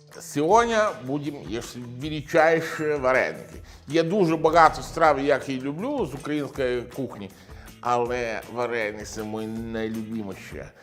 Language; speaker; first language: Ukrainian; non-native, learner; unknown